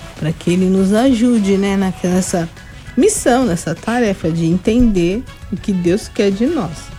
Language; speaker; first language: Portuguese; native; Portuguese